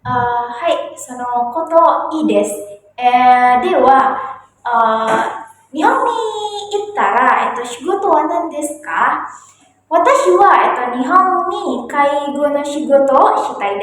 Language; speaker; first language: Japanese; non-native, learner; Indonesian